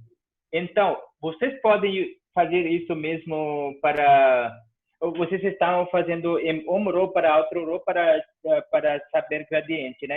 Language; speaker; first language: Portuguese; non-native, fluent; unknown